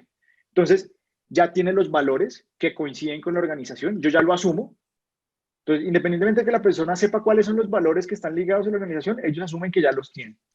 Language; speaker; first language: Spanish; native; Spanish